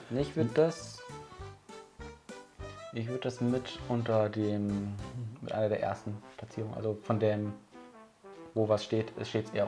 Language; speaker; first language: German; native; German